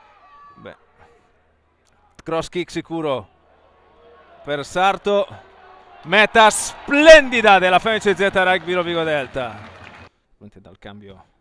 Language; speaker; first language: Italian; native; Italian